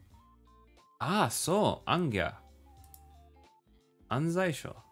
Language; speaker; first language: Japanese; non-native, learner; English